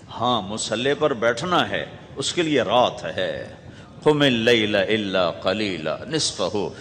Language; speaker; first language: Urdu; non-native, local second language; Punjabi